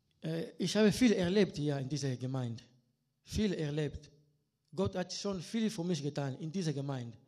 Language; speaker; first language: German; non-native, learner; Lingala